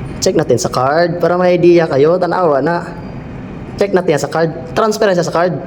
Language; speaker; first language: Filipino; non-native, local second language; Cebuano